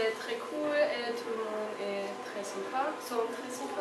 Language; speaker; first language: French; non-native, learner; German